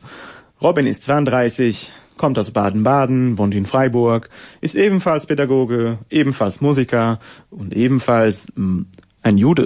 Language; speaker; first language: German; non-native, fluent; Hebrew